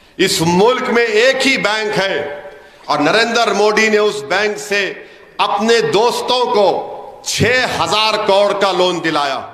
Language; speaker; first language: Urdu; native; Urdu